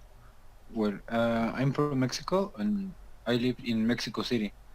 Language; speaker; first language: English; non-native, learner; Spanish